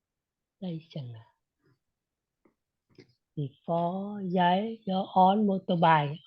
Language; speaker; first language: English; non-native, learner; Vietnamese